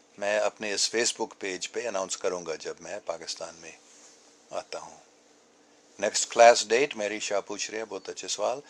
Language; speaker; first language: Urdu; non-native, local second language; English